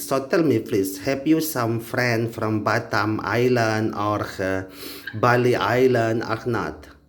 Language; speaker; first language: English; non-native, learner; Indonesian